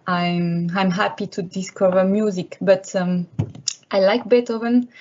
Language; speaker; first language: English; non-native, learner; French